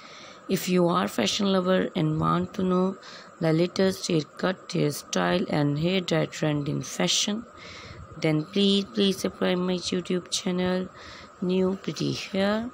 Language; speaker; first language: English; non-native, learner; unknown